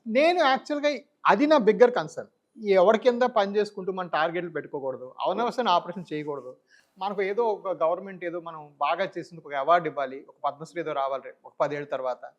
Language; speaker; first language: Telugu; native; Telugu